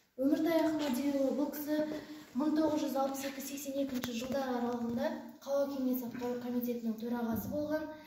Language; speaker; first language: Kazakh; native; Kazakh